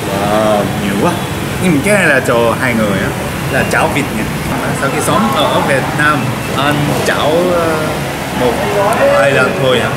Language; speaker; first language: Vietnamese; non-native, learner; Japanese